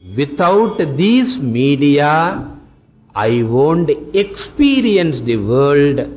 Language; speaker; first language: English; non-native, local second language; Tamil